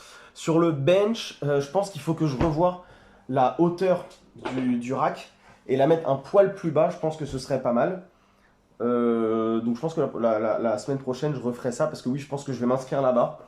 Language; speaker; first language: French; native; French